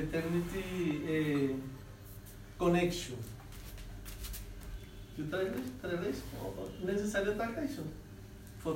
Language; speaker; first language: English; non-native, learner; Spanish